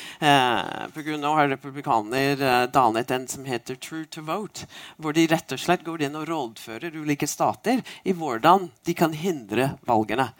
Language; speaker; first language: Norwegian; non-native, fluent; English